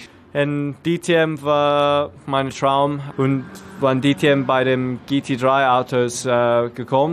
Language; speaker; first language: German; non-native, learner; English